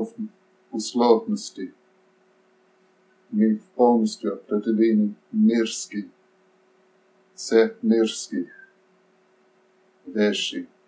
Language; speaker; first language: Russian; non-native, fluent; English